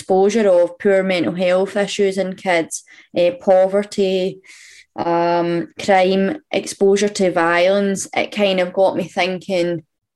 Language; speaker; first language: English; native; English